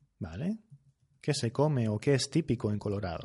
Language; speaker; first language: Spanish; native; Spanish